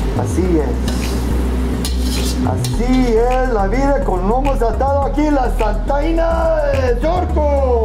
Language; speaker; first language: Spanish; non-native, learner; English